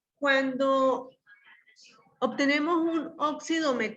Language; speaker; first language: Spanish; native; Spanish